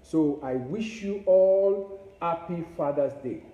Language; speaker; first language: English; non-native, local second language; Yoruba